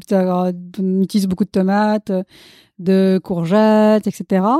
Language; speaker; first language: French; non-native, fluent; Malayalam